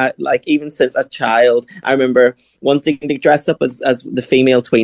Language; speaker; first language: English; native; English